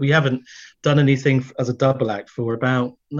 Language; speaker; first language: English; native; English